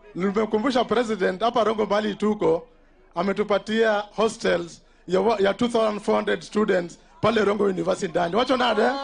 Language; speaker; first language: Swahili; non-native, local second language; Luo (Kenya and Tanzania)